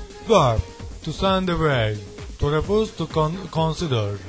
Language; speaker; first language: English; non-native, learner; Turkish